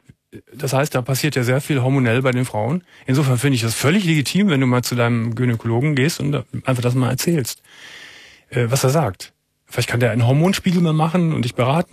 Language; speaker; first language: German; native; German